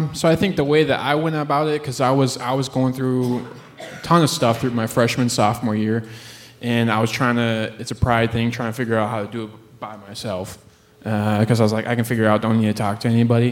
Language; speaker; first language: English; native; English